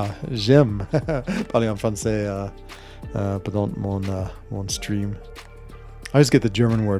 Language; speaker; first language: French; non-native, learner; English